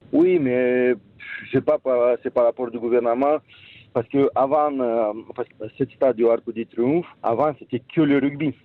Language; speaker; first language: French; non-native, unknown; Romanian